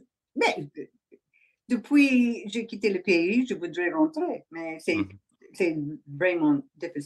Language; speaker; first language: French; non-native, learner; English